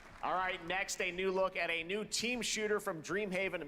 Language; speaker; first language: English; native; English